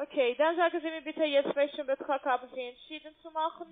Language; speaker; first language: German; non-native, learner; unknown